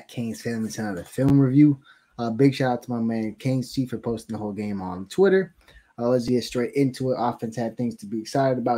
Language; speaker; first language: English; native; English